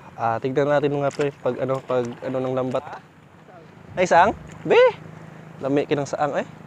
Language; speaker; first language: Filipino; non-native, local second language; Cebuano